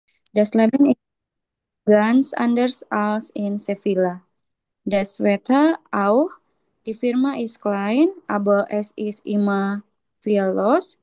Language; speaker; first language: German; non-native, learner; Indonesian